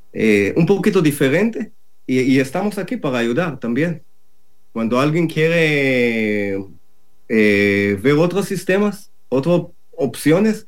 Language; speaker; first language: Spanish; non-native, learner; Hebrew